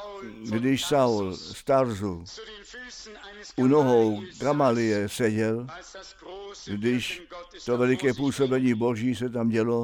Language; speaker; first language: Czech; non-native, fluent; German